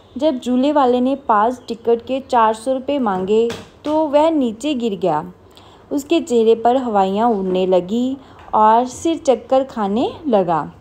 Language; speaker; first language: Hindi; non-native, local second language; Punjabi